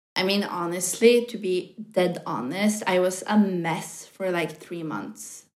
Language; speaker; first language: English; non-native, fluent; Norwegian